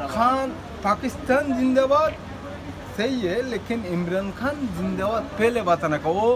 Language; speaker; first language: Hindi; non-native, learner; Bangla